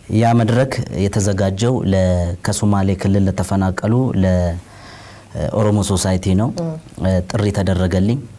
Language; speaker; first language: Amharic; non-native, local second language; Oromo